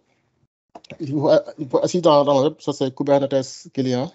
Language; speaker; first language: French; non-native, local second language; Wolof